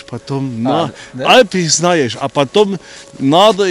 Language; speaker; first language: Russian; non-native, learner; German